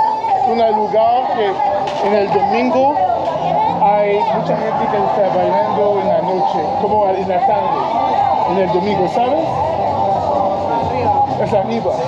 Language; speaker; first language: Spanish; non-native, learner; English